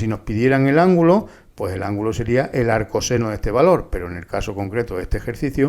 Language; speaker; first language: Spanish; native; Spanish